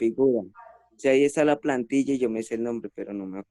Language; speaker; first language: Spanish; native; Spanish